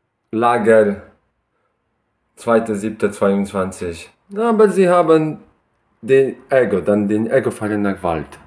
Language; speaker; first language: German; non-native, learner; Polish